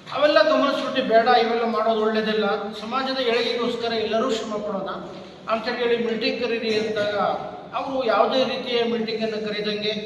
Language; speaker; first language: Kannada; non-native, local second language; Lambadi